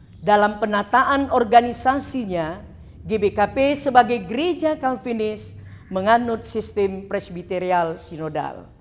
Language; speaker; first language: Indonesian; non-native, local second language; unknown